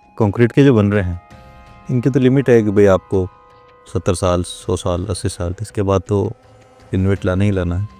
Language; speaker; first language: Hindi; non-native, local second language; Marwari